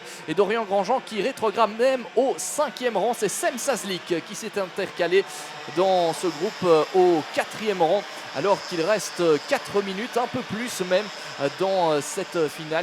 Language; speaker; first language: French; native; French